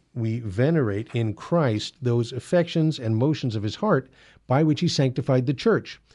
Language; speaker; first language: English; native; English